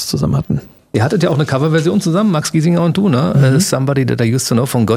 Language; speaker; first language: German; native; German